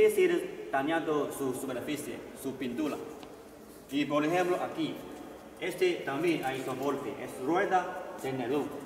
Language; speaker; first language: Spanish; non-native, learner; Chinese